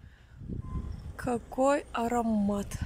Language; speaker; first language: Russian; native; Russian